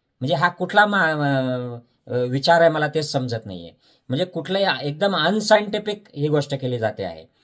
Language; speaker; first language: Marathi; native; Marathi